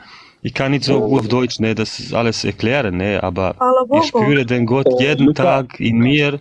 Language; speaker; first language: German; non-native, fluent; Bosnian